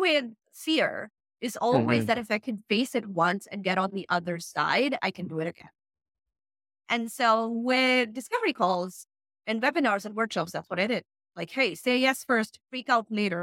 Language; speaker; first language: English; non-native, local second language; Urdu